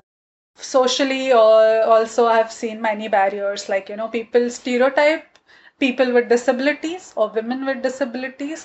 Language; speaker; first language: English; non-native, local second language; Gujarati